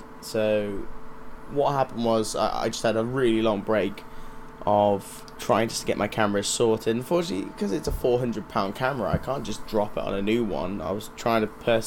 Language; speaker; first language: English; native; English